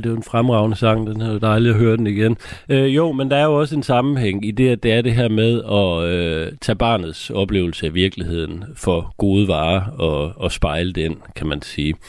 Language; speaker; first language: Danish; native; Danish